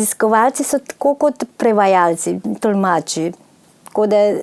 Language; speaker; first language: Slovenian; non-native, fluent; Japanese